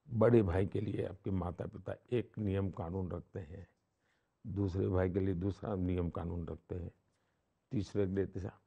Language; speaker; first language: Hindi; non-native, local second language; Gujarati